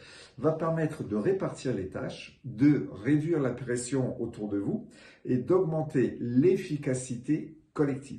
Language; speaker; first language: French; native; French